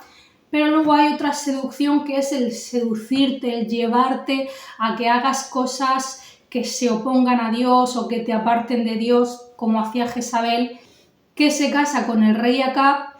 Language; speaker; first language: Spanish; native; Spanish